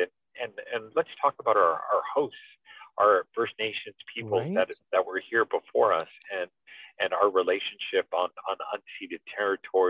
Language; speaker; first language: English; native; English